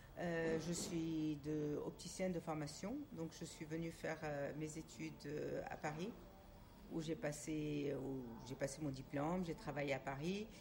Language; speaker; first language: French; non-native, local second language; Armenian